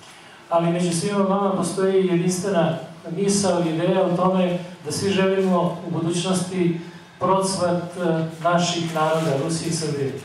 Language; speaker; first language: Bosnian; native; Bosnian